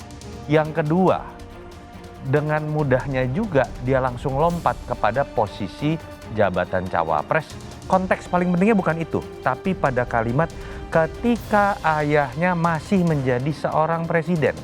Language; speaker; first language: Indonesian; native; Indonesian